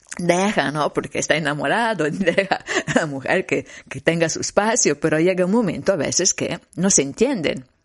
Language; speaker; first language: Spanish; non-native, fluent; Italian